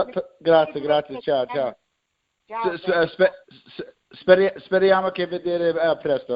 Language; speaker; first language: Italian; non-native, learner; English